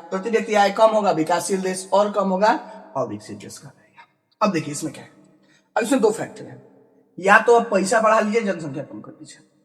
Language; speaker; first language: Hindi; native; Hindi